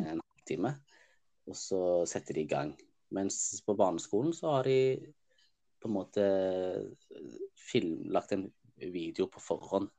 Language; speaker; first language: Norwegian; early bilingual, other home language; Somali